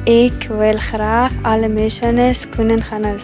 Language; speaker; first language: Dutch; early bilingual, other home language; Persian